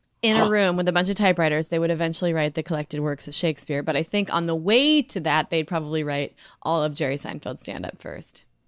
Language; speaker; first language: English; native; English